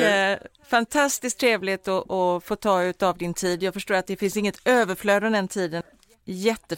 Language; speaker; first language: Swedish; native; Swedish